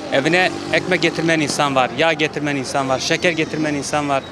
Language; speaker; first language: Turkish; non-native, fluent; Arabic